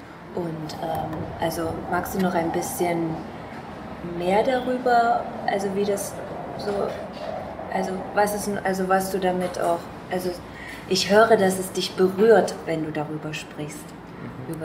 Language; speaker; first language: German; native; German